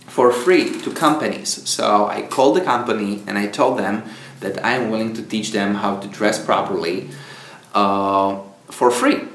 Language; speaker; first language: English; non-native, fluent; Czech